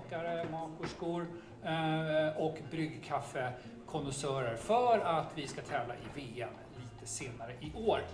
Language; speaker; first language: Swedish; native; Swedish